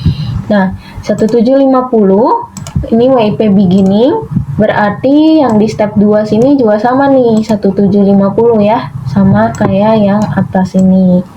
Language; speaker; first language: Indonesian; native; Indonesian